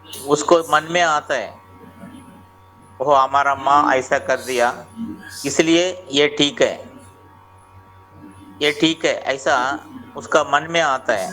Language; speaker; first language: Hindi; non-native, local second language; Telugu